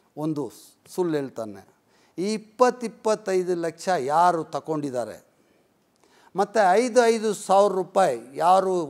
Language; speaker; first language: Kannada; non-native, local second language; Urdu